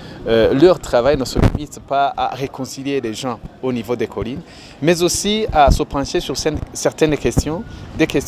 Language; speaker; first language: French; non-native, local second language; Rundi